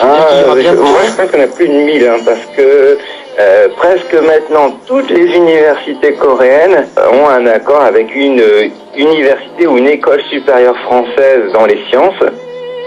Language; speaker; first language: French; native; French